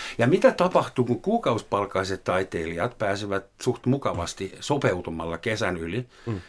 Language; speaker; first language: Finnish; non-native, fluent; German